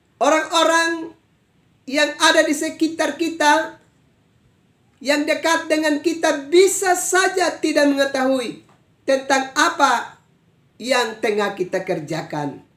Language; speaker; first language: Indonesian; native; Indonesian